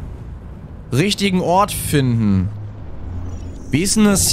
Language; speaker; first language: German; native; German